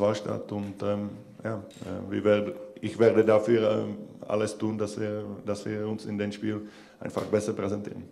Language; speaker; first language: German; non-native, fluent; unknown